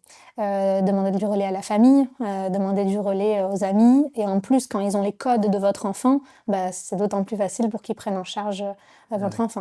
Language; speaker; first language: French; native; French